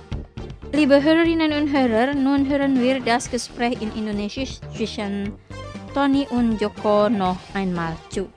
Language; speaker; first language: German; non-native, fluent; Indonesian